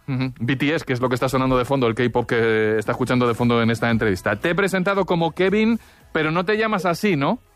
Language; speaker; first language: Spanish; native; Spanish